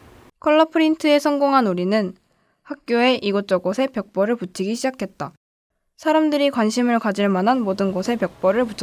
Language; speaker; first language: Korean; native; Korean